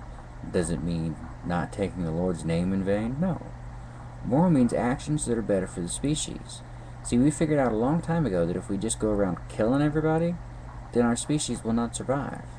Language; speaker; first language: English; native; English